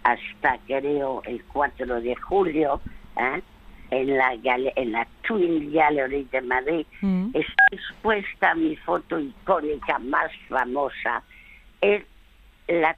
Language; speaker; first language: Spanish; non-native, fluent; French